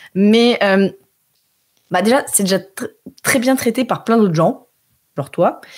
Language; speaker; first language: French; early bilingual, heritage; French